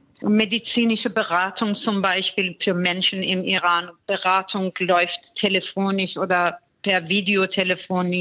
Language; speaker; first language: German; non-native, fluent; Persian